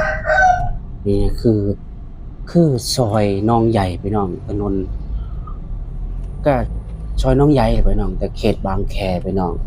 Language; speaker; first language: Thai; non-native, local second language; Lao